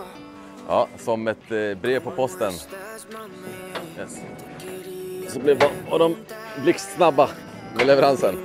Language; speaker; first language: Swedish; native; Swedish